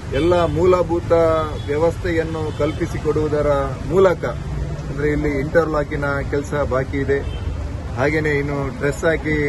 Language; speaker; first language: Kannada; native; Kannada